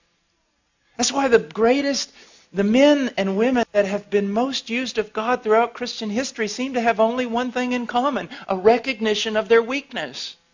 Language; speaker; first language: English; native; English